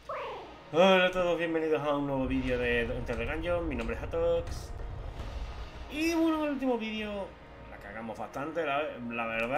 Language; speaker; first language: Spanish; native; Spanish